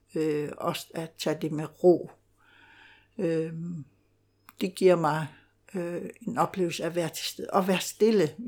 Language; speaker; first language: Danish; non-native, local second language; Kalaallisut